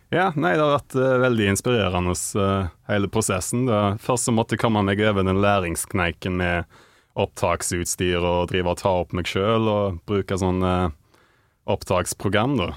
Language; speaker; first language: Norwegian; early bilingual, other home language; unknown